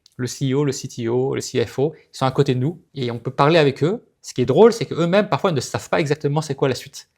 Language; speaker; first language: French; native; French